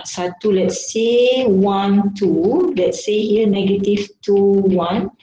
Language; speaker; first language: English; non-native, local second language; Malay